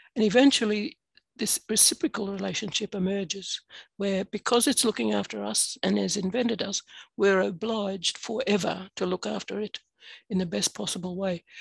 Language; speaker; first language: English; native; English